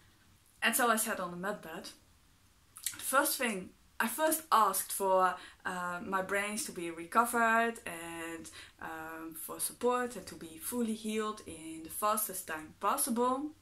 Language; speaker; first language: English; non-native, fluent; Dutch